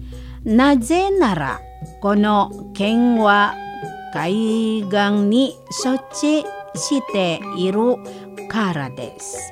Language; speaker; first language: Japanese; non-native, fluent; Indonesian